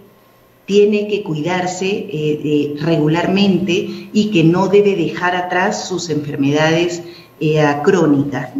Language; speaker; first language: Spanish; native; Spanish